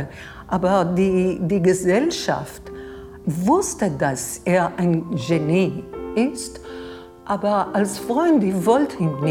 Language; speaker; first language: German; non-native, fluent; Hebrew